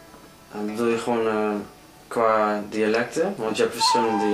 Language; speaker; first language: Dutch; early bilingual, other home language; Cantonese